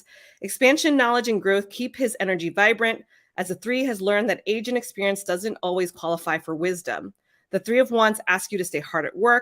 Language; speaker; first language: English; native; English